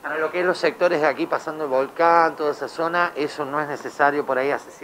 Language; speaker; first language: Spanish; native; Spanish